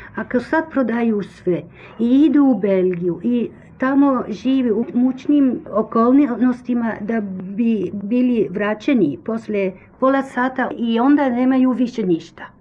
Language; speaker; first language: Serbian; early bilingual, heritage; Serbian